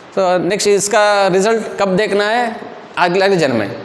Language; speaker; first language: Hindi; non-native, local second language; Kannada